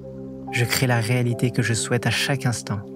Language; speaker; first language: French; native; French